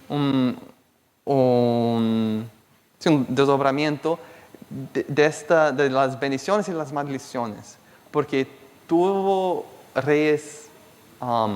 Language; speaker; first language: Spanish; non-native, fluent; Portuguese